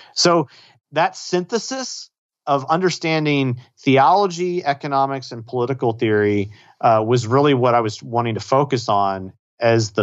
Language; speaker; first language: English; native; English